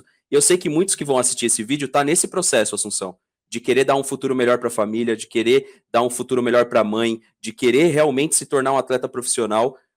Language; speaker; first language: Portuguese; native; Portuguese